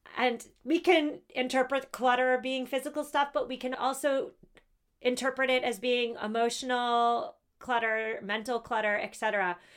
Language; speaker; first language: English; native; English